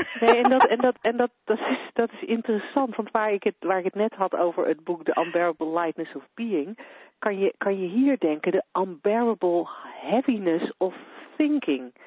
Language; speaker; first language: Dutch; native; Dutch